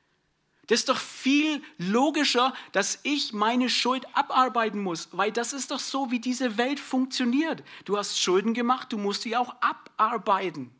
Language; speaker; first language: German; native; German